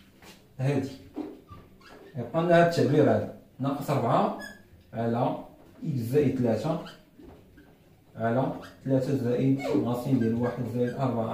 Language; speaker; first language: Arabic; native; Arabic